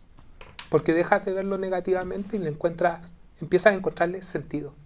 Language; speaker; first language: Spanish; native; Spanish